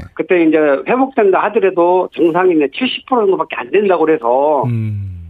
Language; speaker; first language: Korean; native; Korean